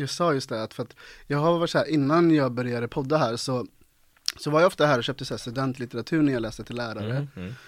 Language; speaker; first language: Swedish; native; Swedish